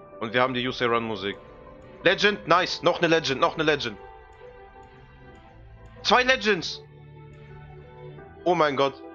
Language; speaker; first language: German; native; German